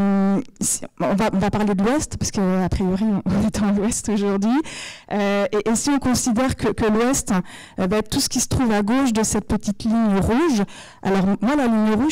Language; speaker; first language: French; native; French